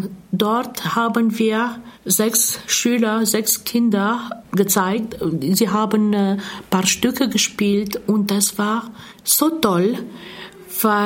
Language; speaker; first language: German; non-native, fluent; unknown